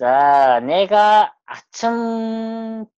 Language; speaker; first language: Korean; non-native, fluent; Mongolian